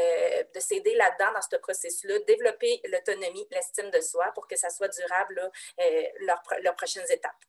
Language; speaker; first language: French; native; French